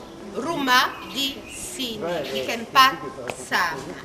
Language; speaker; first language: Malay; non-native, fluent; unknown